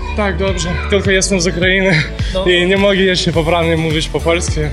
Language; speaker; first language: Polish; non-native, learner; Ukrainian